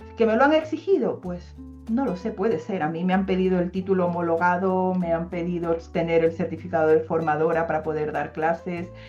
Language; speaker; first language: Spanish; native; Spanish